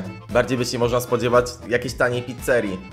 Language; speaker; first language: Polish; native; Polish